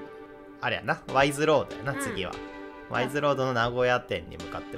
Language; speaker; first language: Japanese; native; Japanese